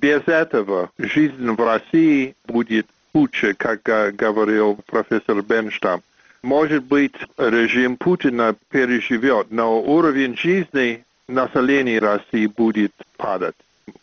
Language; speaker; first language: Russian; non-native, fluent; English